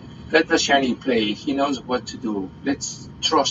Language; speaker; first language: English; non-native, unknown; Spanish